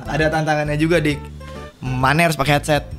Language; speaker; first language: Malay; non-native, local second language; Sundanese